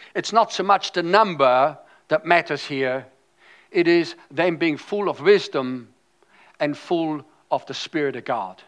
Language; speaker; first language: English; non-native, fluent; German